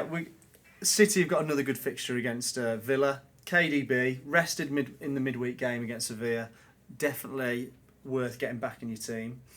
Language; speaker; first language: English; native; English